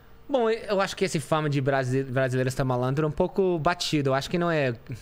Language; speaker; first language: Portuguese; non-native, fluent; English